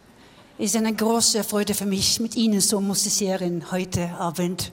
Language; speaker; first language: German; non-native, learner; English